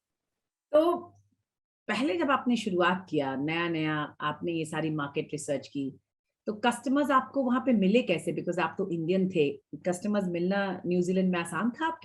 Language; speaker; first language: Hindi; native; Hindi